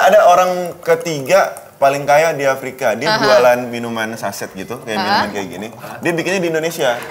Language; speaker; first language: Indonesian; early bilingual, other home language; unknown